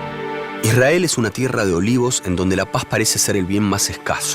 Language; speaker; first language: Spanish; native; Spanish